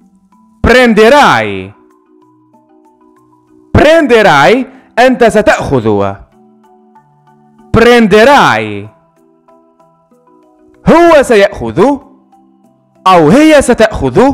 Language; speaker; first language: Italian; non-native, fluent; Arabic